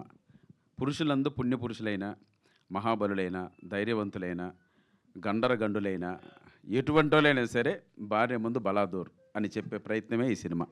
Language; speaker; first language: Telugu; native; Telugu